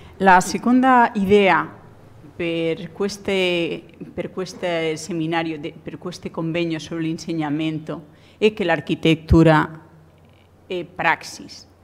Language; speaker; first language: Italian; non-native, learner; Spanish